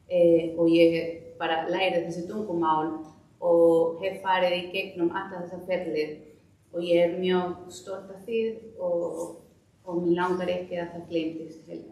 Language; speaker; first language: Icelandic; non-native, fluent; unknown